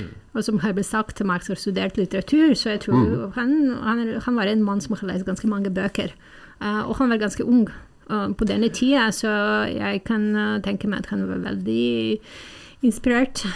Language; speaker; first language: Norwegian; non-native, fluent; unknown